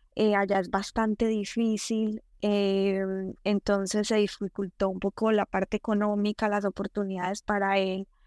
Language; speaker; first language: Spanish; native; Spanish